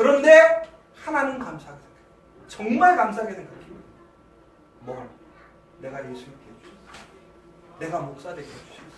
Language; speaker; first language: Korean; native; Korean